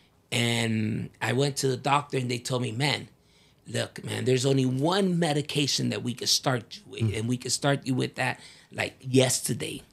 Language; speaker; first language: English; early bilingual, other home language; Spanish